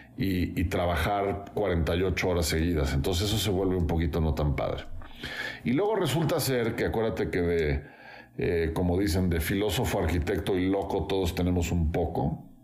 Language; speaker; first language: Spanish; native; Spanish